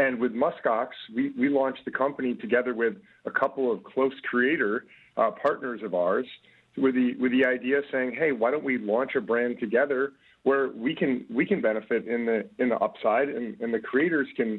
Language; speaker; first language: English; native; English